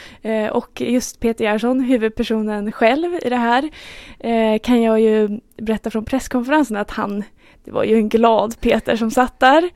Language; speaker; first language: Swedish; native; Swedish